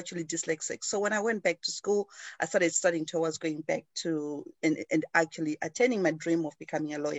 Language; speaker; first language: English; non-native, local second language; Shona